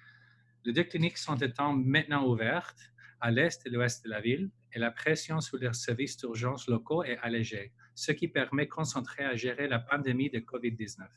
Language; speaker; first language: French; non-native, local second language; English